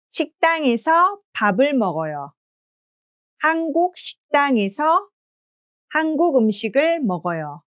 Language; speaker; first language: Korean; native; Korean